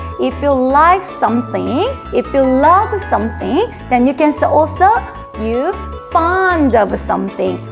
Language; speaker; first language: English; non-native, fluent; Korean